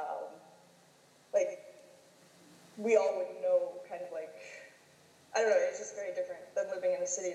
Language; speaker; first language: English; native; English